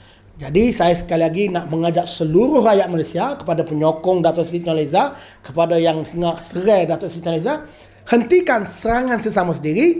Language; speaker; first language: Malay; native; Malay